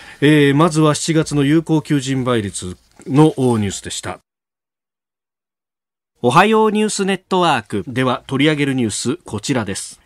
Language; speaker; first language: Japanese; native; Japanese